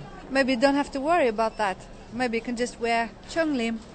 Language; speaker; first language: English; native; English